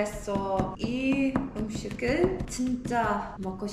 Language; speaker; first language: Korean; non-native, learner; English